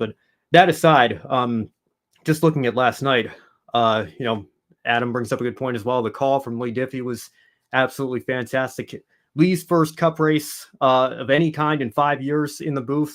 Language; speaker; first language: English; native; English